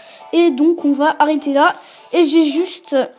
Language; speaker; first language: French; native; French